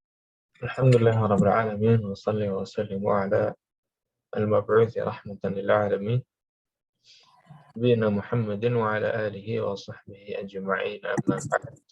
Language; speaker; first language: Arabic; non-native, fluent; Indonesian